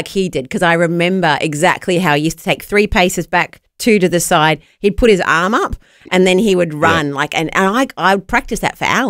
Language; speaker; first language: English; native; English